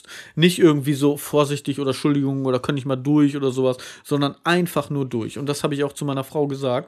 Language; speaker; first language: German; native; German